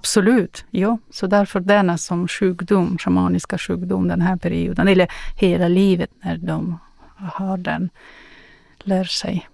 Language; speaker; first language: Swedish; non-native, fluent; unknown